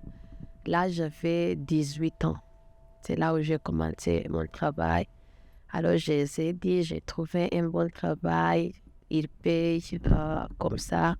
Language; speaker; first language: French; non-native, local second language; Kinyarwanda